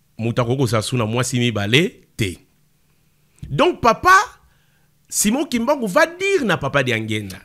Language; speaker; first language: Lingala; non-native, local second language; Kongo